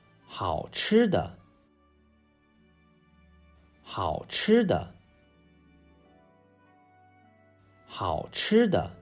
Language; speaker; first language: Chinese; non-native, fluent; English